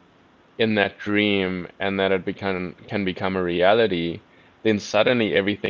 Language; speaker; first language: English; native; English